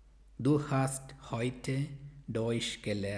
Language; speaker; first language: German; non-native, fluent; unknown